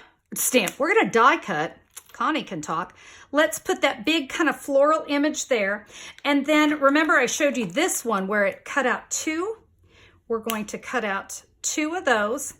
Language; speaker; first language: English; native; English